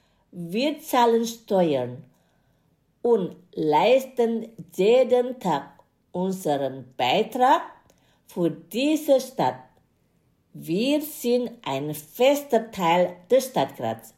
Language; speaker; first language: German; non-native, fluent; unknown